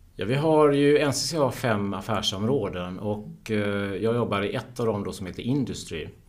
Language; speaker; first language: Swedish; native; Swedish